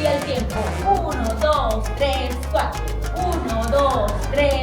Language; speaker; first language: Spanish; native; Spanish